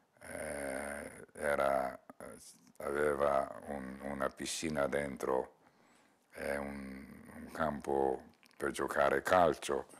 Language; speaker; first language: Italian; non-native, learner; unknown